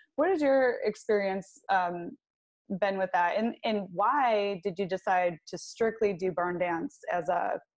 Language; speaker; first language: English; native; English